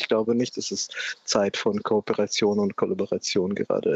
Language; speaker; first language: German; non-native, fluent; Russian